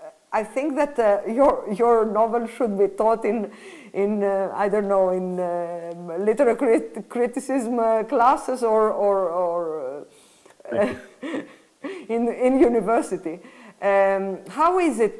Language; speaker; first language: English; non-native, fluent; Greek